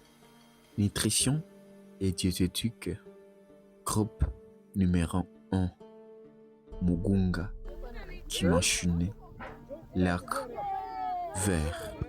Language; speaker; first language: French; non-native, local second language; Swahili